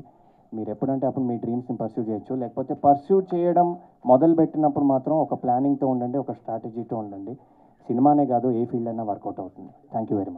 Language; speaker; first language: Telugu; native; Telugu